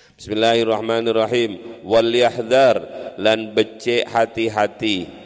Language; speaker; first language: Indonesian; non-native, local second language; Madurese